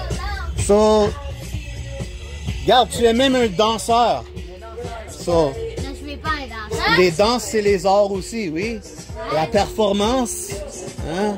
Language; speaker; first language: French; non-native, local second language; English